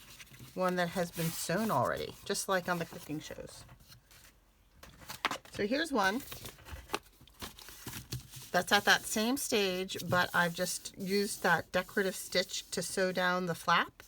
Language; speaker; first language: English; native; English